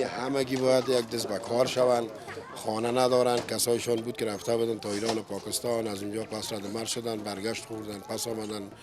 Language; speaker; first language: Persian; native; Persian